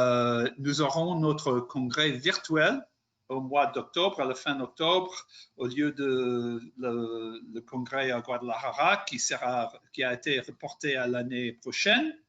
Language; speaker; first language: French; non-native, fluent; English